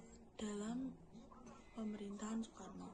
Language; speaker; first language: Indonesian; native; Indonesian